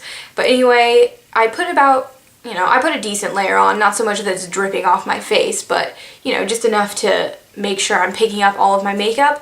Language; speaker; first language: English; native; English